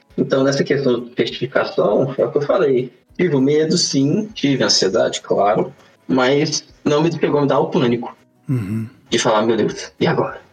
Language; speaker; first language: Portuguese; native; Portuguese